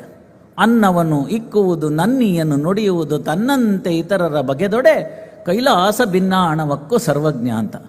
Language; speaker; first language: Kannada; native; Kannada